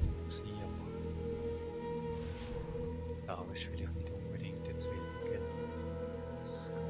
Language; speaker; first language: German; native; German